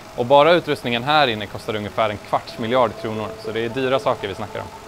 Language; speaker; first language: Swedish; early bilingual, other home language; Dutch